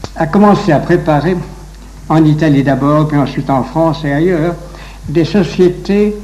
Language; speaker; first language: French; native; French